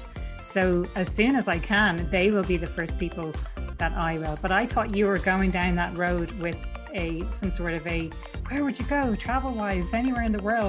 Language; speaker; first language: English; native; English